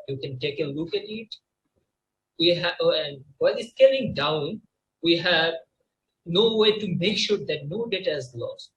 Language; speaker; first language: English; non-native, local second language; Bangla